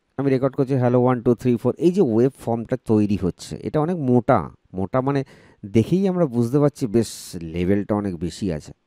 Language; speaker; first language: Bangla; native; Bangla